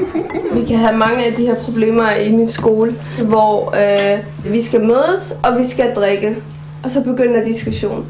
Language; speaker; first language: Danish; early bilingual, other home language; Arabic